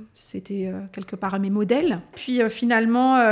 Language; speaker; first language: French; native; French